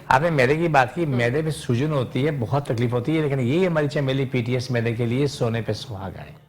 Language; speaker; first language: Urdu; non-native, local second language; Punjabi